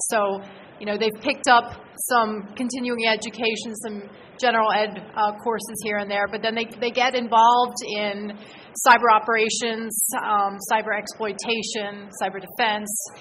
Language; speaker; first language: English; native; English